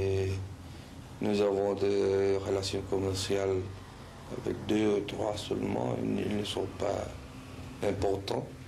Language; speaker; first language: French; non-native, fluent; Spanish